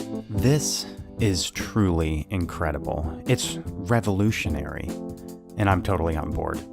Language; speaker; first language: English; native; English